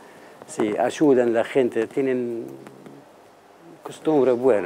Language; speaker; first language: Spanish; non-native, learner; Arabic